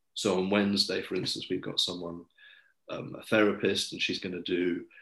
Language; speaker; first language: English; native; English